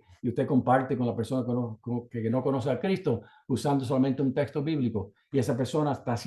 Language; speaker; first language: Spanish; native; Spanish